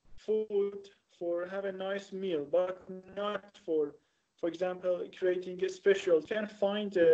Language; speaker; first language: English; non-native, learner; Persian